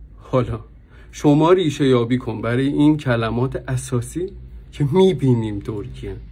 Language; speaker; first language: Persian; non-native, local second language; Azerbaijani